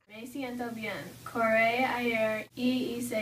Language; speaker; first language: Spanish; non-native, learner; English